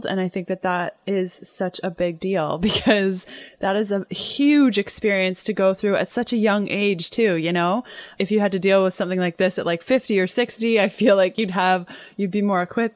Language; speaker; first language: English; native; English